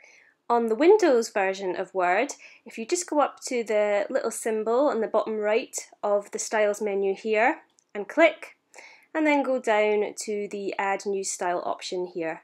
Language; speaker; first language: English; native; English